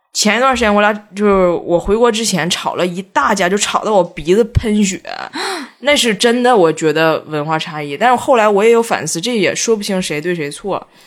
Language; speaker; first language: Chinese; native; Chinese